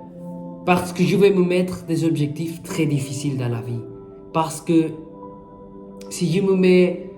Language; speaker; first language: French; non-native, fluent; Spanish